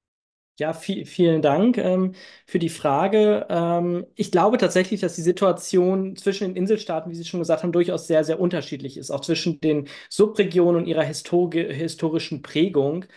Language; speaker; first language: German; native; German